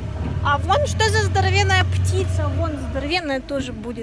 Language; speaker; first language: Russian; native; Russian